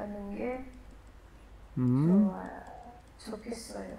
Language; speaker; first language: Korean; non-native, learner; Indonesian